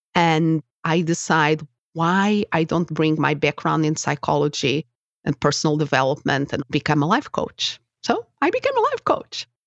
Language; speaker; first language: English; non-native, fluent; Portuguese